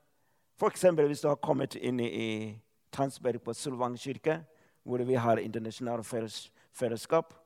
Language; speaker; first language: Norwegian; non-native, learner; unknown